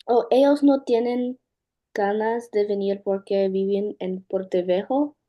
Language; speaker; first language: Spanish; non-native, learner; English